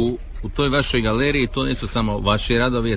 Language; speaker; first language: Serbian; native; Serbian